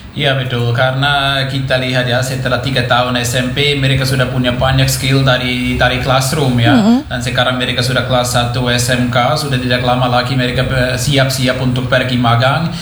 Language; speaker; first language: Indonesian; non-native, fluent; German